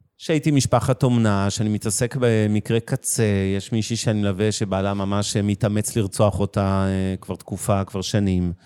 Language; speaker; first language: Hebrew; native; Hebrew